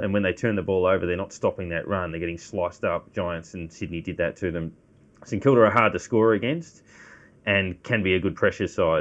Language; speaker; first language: English; native; English